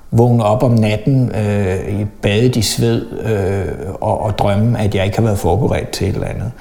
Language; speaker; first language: Danish; native; Danish